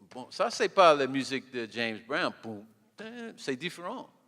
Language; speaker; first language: French; non-native, learner; English